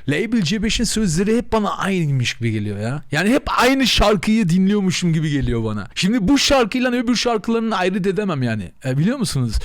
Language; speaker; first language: Turkish; native; Turkish